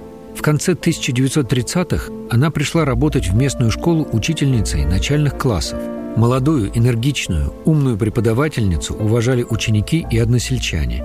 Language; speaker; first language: Russian; native; Russian